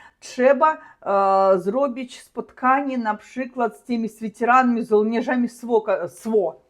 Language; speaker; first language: Polish; non-native, learner; Russian